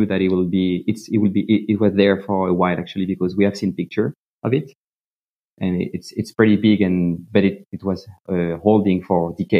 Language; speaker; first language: English; non-native, fluent; French